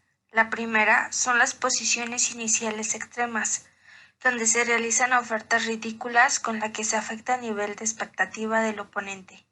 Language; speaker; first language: Spanish; native; Spanish